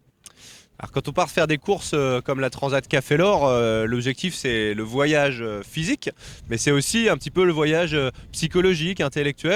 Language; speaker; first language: French; native; French